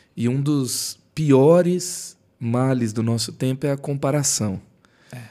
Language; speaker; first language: Portuguese; native; Portuguese